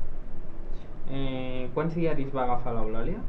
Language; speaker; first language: Catalan; native; Catalan